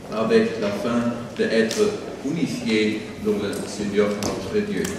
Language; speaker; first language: French; non-native, learner; German